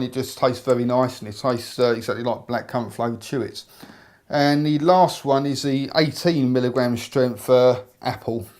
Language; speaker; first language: English; native; English